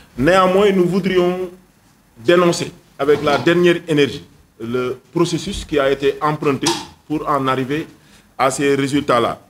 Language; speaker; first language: French; non-native, local second language; Wolof